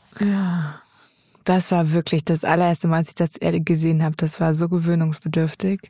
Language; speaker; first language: German; native; German